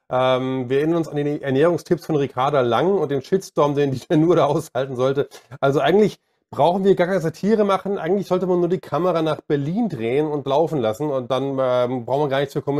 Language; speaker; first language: German; native; German